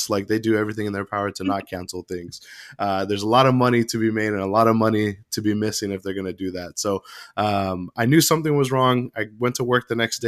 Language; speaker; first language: English; native; English